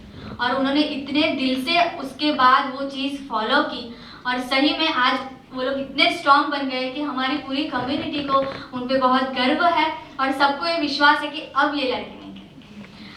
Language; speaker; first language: Hindi; native; Hindi